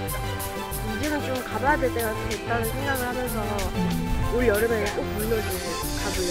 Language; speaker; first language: Korean; native; Korean